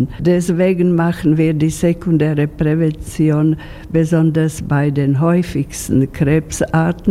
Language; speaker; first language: German; non-native, fluent; Slovak